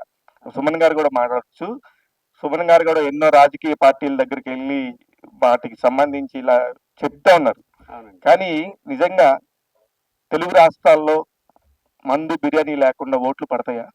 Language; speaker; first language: Telugu; native; Telugu